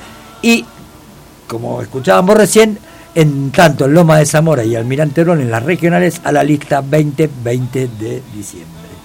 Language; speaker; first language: Spanish; native; Spanish